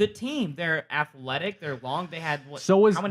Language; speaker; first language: English; native; English